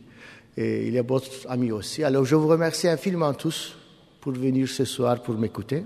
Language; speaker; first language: French; non-native, fluent; Turkish